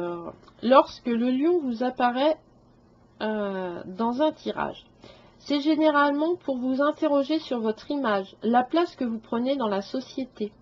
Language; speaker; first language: French; native; French